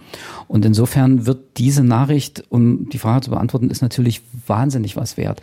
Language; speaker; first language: German; native; German